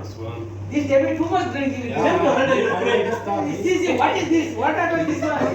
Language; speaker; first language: English; non-native, learner; Hindi